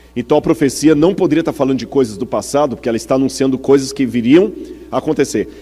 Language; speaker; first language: Portuguese; native; Portuguese